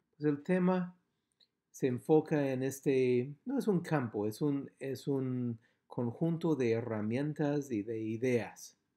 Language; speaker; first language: Spanish; non-native, fluent; English